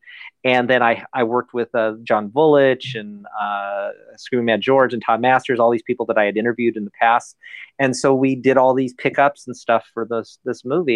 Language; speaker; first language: English; native; English